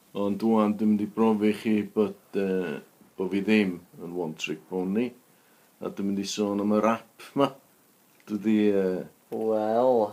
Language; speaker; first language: Welsh; native; Welsh